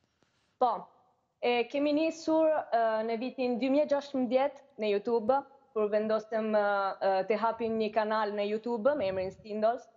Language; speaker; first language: Albanian; early bilingual, heritage; Albanian